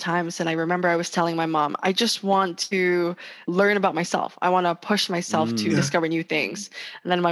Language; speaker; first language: English; non-native, local second language; Hiligaynon